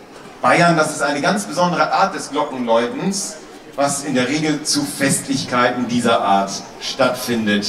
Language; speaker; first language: German; native; German